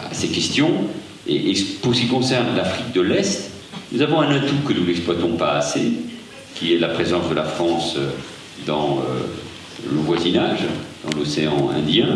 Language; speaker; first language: French; native; French